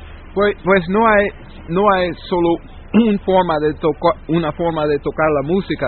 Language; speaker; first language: Spanish; non-native, fluent; English